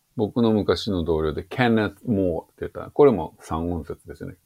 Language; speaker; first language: Japanese; native; Japanese